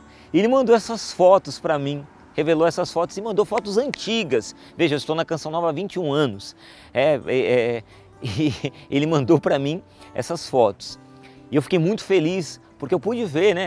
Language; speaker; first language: Portuguese; native; Portuguese